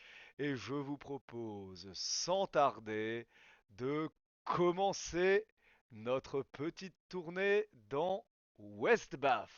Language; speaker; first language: French; native; French